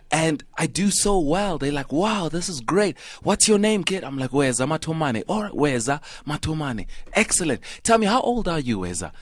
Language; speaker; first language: English; non-native, local second language; Xhosa